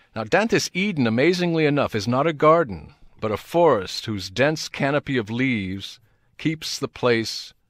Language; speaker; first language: English; native; English